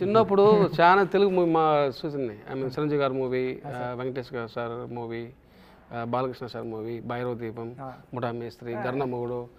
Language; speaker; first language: Telugu; non-native, learner; Tamil